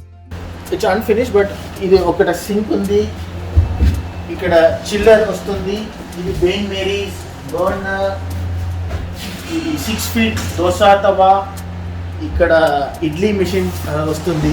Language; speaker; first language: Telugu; non-native, learner; Tamil